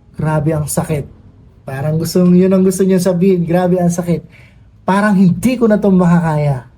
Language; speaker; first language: Filipino; non-native, local second language; Masbatenyo